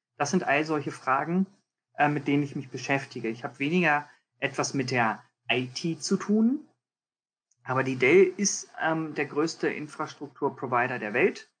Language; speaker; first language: German; early bilingual, heritage; German